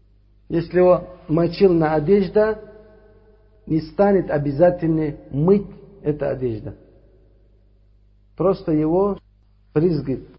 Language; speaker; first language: Russian; non-native, fluent; Uzbek